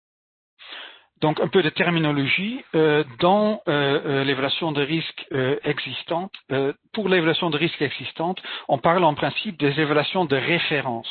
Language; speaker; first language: French; non-native, fluent; Dutch